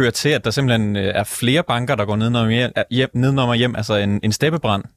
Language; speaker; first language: Danish; native; Danish